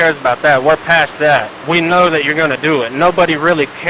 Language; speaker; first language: English; native; English